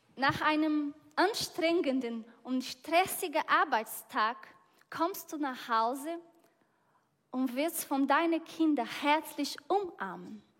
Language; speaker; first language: German; non-native, fluent; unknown